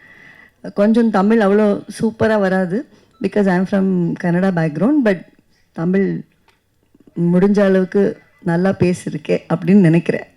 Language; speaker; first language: Tamil; non-native, local second language; Kannada